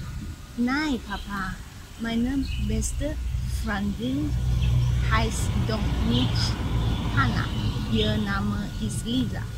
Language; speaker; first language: German; non-native, learner; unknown